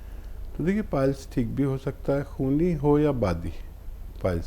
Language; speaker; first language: Hindi; native; Hindi